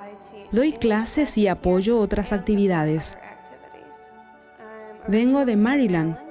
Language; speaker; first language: Spanish; non-native, fluent; English